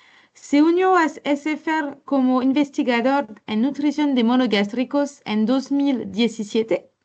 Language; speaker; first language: Spanish; non-native, learner; French